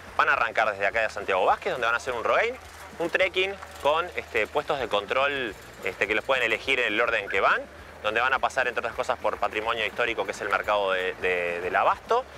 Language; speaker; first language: Spanish; native; Spanish